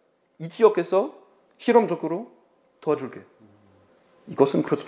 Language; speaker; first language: Korean; non-native, fluent; French